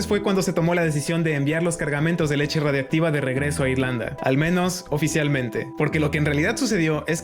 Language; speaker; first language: Spanish; native; Spanish